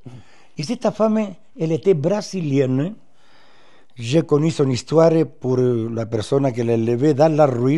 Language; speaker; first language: French; non-native, fluent; Spanish